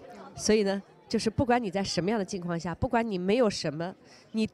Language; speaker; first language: Chinese; native; Chinese